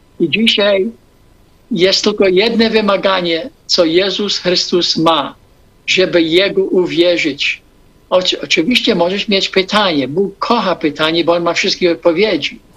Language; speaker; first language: Polish; non-native, fluent; English